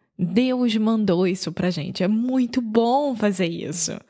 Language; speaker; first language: Portuguese; native; Portuguese